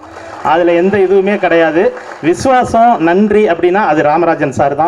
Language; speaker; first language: Tamil; native; Tamil